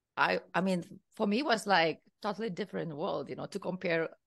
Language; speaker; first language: English; non-native, fluent; Lithuanian